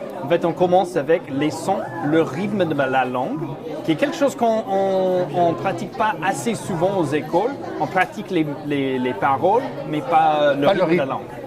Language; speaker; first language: French; non-native, fluent; English